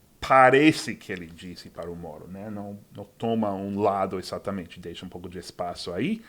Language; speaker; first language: Portuguese; non-native, fluent; English